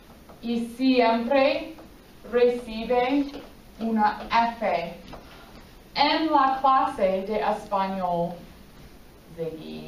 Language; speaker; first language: Spanish; non-native, fluent; English